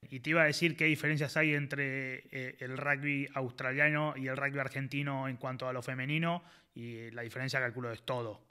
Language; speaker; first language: Spanish; native; Spanish